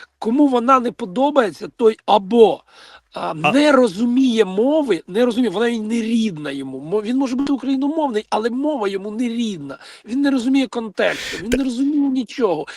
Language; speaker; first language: Ukrainian; non-native, local second language; Russian